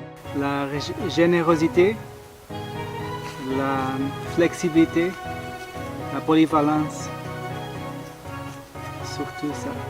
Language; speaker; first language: French; non-native, learner; Portuguese